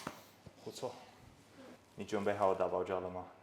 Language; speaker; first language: Chinese; non-native, learner; English